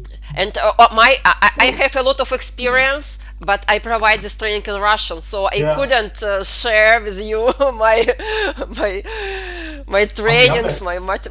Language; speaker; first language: English; non-native, fluent; Russian